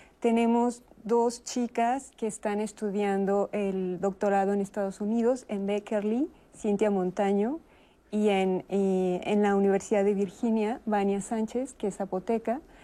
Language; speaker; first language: Spanish; native; Spanish